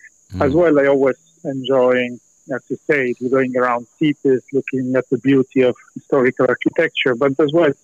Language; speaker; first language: English; non-native, fluent; Italian